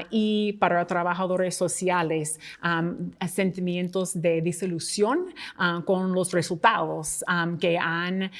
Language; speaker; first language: Spanish; non-native, fluent; English